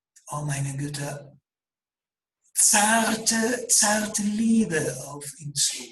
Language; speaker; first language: German; non-native, fluent; Russian